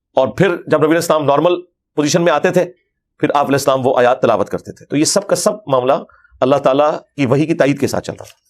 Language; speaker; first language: Urdu; non-native, local second language; Punjabi